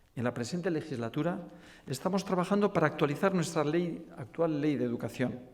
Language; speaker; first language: Spanish; non-native, local second language; Basque